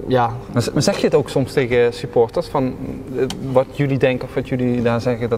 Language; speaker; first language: Dutch; native; Dutch